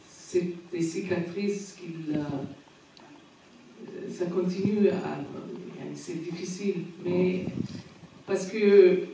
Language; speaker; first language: French; non-native, fluent; Arabic